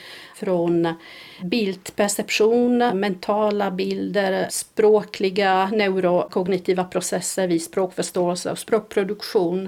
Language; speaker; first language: Swedish; non-native, fluent; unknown